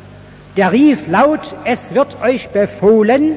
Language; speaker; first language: German; native; German